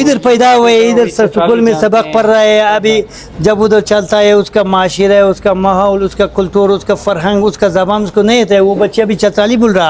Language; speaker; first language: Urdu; non-native, fluent; Persian